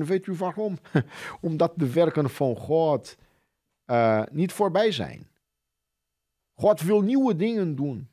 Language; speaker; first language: Dutch; non-native, fluent; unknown